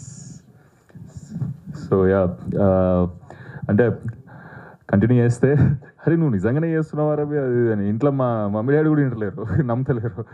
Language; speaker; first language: Telugu; native; Telugu